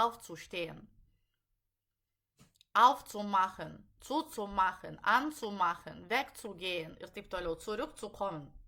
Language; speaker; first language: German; non-native, fluent; Lithuanian